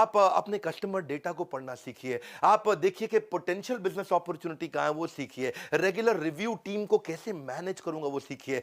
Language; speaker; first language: Hindi; native; Hindi